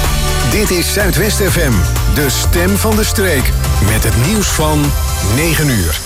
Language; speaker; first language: Dutch; native; Dutch